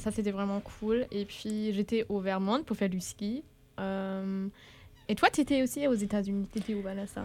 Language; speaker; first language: French; non-native, fluent; German